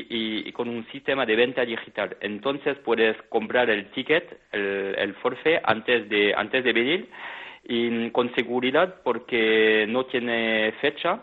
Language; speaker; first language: Spanish; non-native, fluent; French